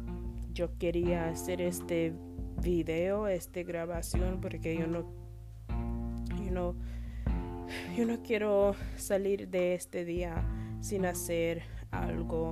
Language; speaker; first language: Spanish; non-native, learner; English